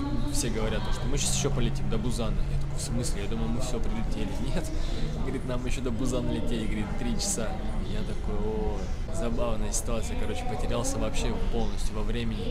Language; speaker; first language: Russian; native; Russian